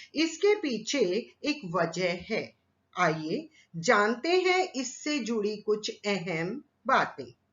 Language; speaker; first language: Hindi; native; Hindi